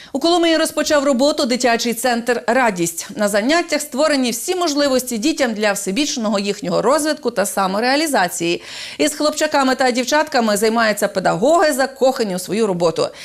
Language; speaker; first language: Ukrainian; native; Ukrainian